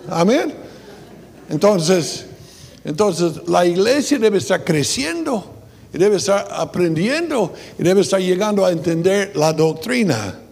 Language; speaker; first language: Spanish; non-native, fluent; English